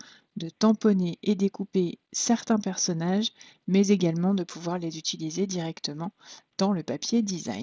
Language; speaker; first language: French; native; French